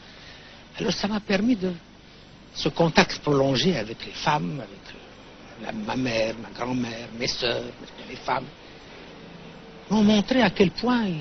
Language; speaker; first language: French; non-native, local second language; Arabic